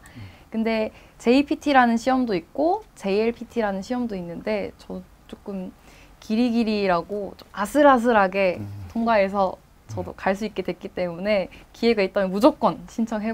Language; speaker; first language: Korean; native; Korean